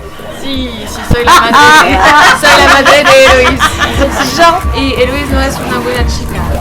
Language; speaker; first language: Spanish; non-native, learner; French